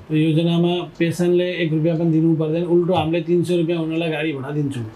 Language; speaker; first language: Nepali; native; Nepali